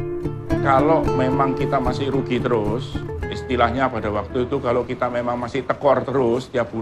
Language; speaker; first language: Indonesian; native; Indonesian